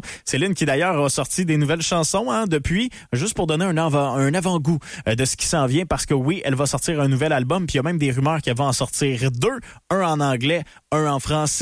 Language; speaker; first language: French; native; French